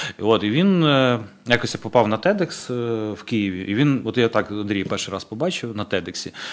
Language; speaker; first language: Ukrainian; native; Ukrainian